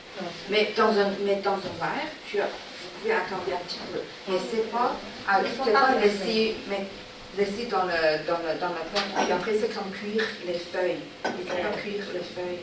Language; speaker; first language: French; non-native, learner; Chinese